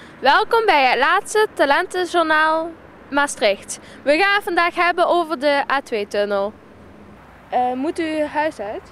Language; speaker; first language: Dutch; native; Dutch